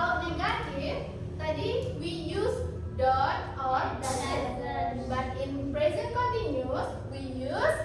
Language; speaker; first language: English; non-native, learner; Indonesian